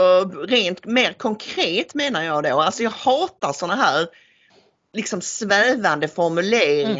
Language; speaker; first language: Swedish; native; Swedish